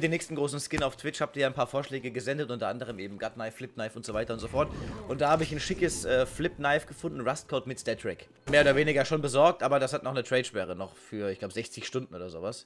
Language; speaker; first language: German; native; German